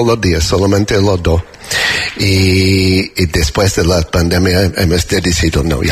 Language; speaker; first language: Spanish; non-native, learner; English